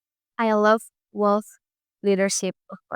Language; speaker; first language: English; non-native, learner; Indonesian